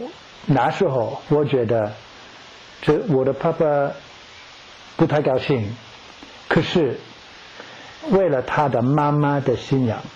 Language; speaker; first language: Chinese; non-native, learner; English